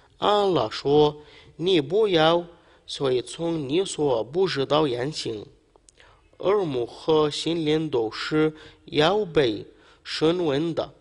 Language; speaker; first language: Chinese; non-native, fluent; Arabic